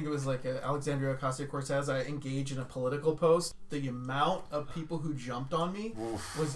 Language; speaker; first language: English; native; English